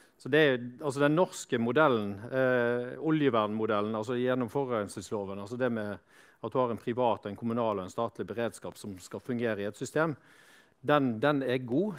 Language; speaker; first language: Norwegian; native; Norwegian